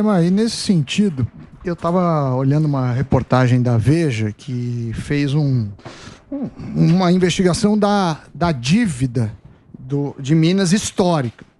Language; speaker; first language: Portuguese; native; Portuguese